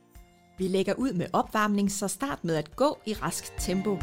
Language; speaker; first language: Danish; native; Danish